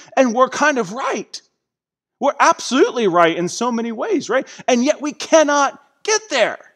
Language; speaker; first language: English; native; English